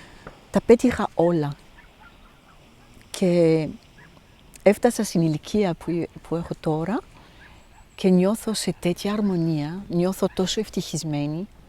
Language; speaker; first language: Greek; non-native, fluent; French